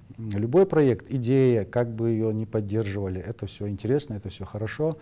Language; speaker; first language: Russian; non-native, local second language; Ingush